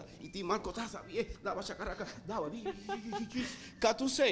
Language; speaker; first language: Bulgarian; non-native, learner; Spanish